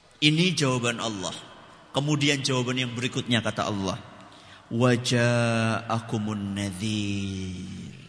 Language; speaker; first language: Indonesian; non-native, local second language; Javanese